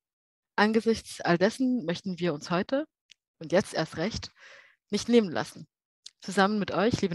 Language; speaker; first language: German; native; German